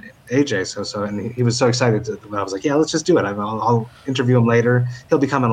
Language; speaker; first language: English; native; English